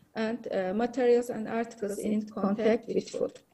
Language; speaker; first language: English; non-native, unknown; Turkish